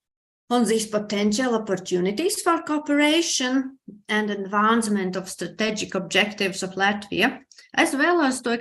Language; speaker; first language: English; non-native, fluent; Latvian